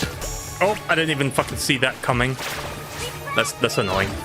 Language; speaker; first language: English; native; English